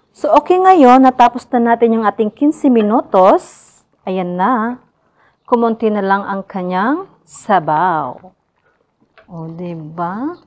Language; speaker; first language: Filipino; non-native, local second language; Cebuano